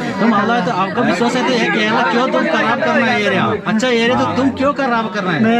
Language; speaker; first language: Hindi; non-native, local second language; Malayalam